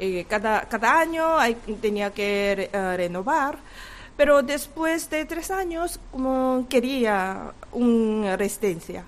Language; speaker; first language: Spanish; non-native, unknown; Korean